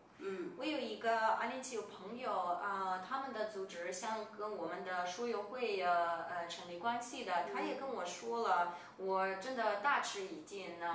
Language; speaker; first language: Chinese; non-native, fluent; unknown